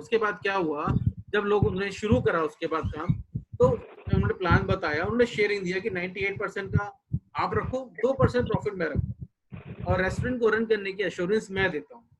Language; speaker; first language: Hindi; native; Hindi